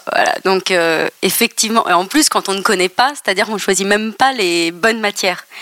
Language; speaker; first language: French; native; French